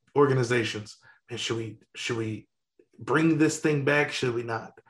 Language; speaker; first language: English; native; English